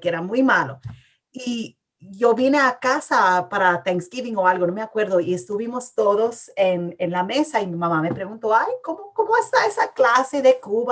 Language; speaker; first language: Spanish; early bilingual, heritage; English